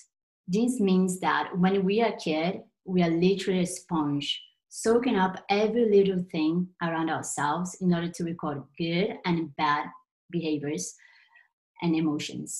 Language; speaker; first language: English; non-native, fluent; Portuguese